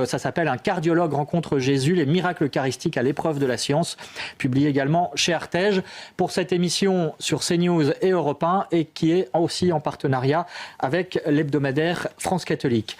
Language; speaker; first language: French; native; French